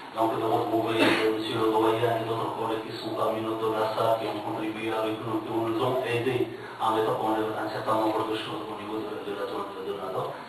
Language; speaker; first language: French; non-native, local second language; Arabic